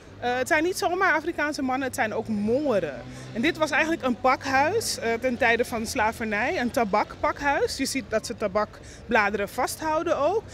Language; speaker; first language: Dutch; non-native, local second language; Papiamento